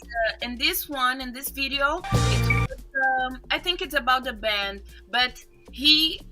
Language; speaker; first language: English; non-native, fluent; Portuguese